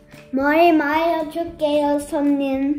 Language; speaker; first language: Korean; early bilingual, heritage; Korean